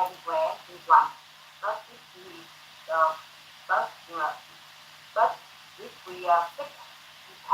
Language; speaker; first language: English; non-native, learner; Thai